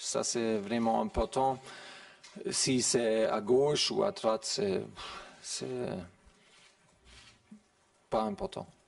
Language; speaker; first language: French; non-native, learner; German